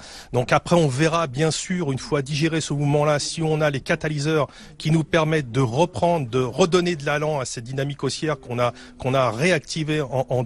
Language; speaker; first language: French; native; French